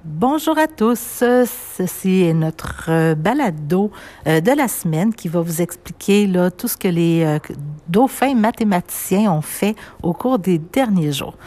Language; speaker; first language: French; native; French